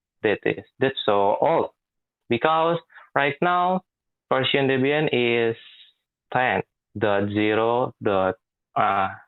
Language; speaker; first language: English; non-native, learner; Indonesian